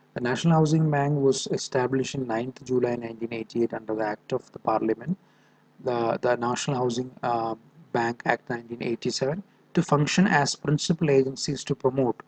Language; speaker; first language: English; non-native, local second language; Malayalam